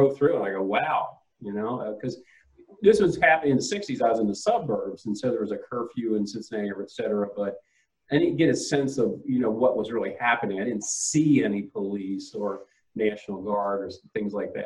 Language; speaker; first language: English; native; English